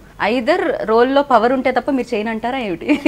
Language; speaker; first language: Telugu; native; Telugu